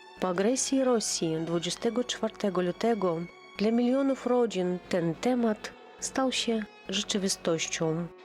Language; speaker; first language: Polish; non-native, local second language; Ukrainian